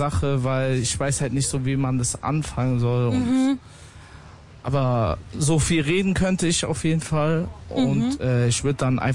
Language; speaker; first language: German; native; German